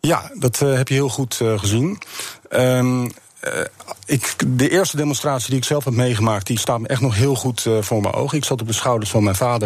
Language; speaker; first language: Dutch; native; Dutch